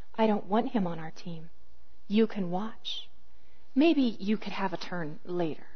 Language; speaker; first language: English; native; English